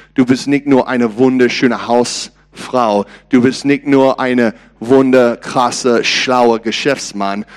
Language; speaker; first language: German; non-native, learner; English